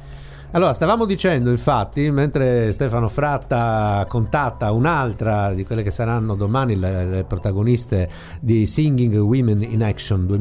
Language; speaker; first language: Italian; native; Italian